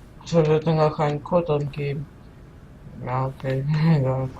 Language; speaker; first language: German; non-native, local second language; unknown